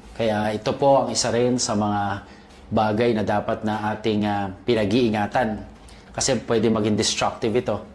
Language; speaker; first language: Filipino; native; Filipino